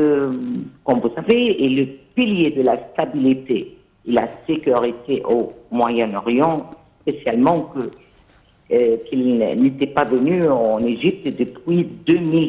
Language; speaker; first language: French; non-native, fluent; Arabic